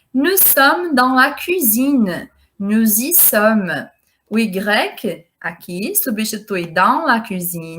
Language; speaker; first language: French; non-native, fluent; Portuguese